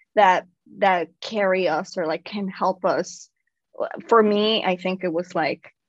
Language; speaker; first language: English; non-native, fluent; Spanish